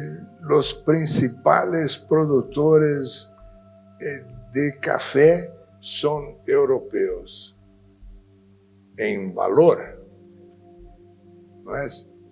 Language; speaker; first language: Spanish; non-native, fluent; Portuguese